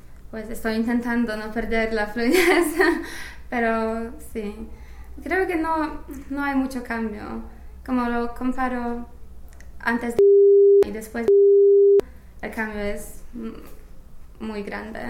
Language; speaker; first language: Spanish; non-native, fluent; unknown